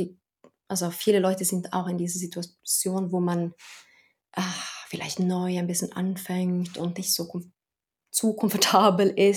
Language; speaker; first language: German; non-native, fluent; Norwegian